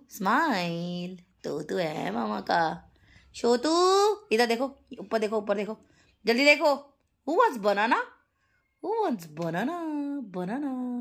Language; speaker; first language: Hindi; native; Hindi